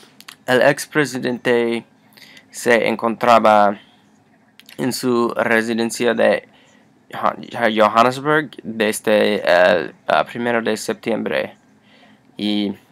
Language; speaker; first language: Spanish; non-native, learner; English